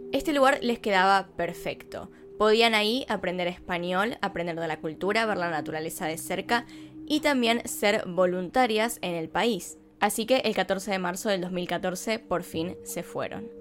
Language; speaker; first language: Spanish; native; Spanish